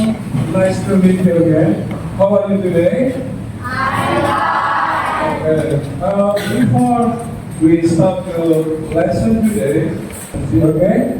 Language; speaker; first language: English; non-native, fluent; Indonesian